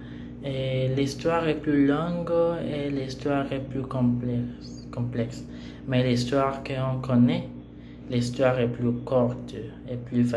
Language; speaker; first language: French; non-native, learner; Spanish